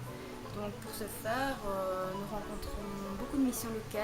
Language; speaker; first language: French; native; French